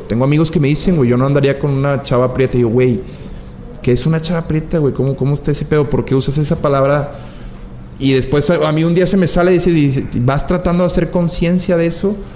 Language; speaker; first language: Spanish; native; Spanish